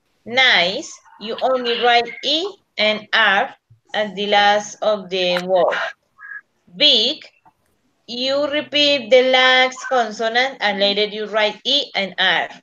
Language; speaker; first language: English; non-native, learner; Spanish